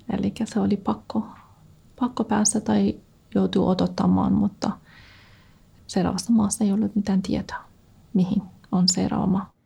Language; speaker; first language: Finnish; non-native, fluent; Persian